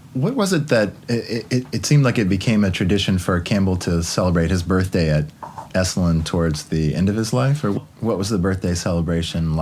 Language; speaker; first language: English; native; English